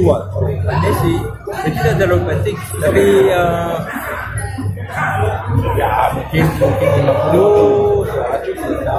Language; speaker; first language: Indonesian; non-native, fluent; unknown